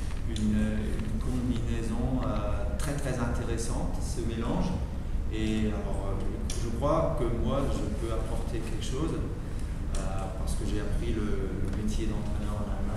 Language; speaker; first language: French; non-native, fluent; German